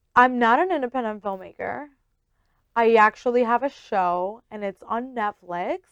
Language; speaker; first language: English; early bilingual, other home language; Spanish